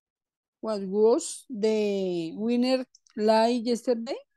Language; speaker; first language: English; non-native, learner; Spanish